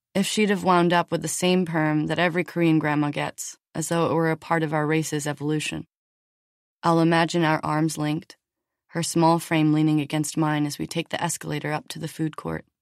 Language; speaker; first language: English; native; English